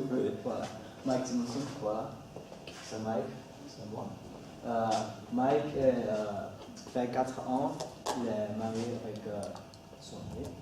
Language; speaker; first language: French; non-native, learner; Dutch